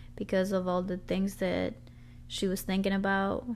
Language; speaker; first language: English; early bilingual, other home language; Spanish